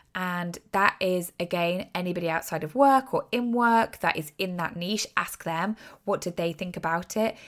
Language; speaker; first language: English; native; English